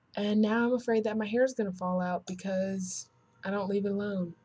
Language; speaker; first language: English; native; English